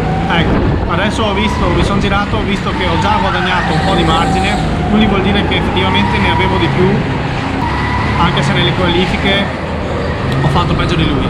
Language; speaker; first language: Italian; native; Italian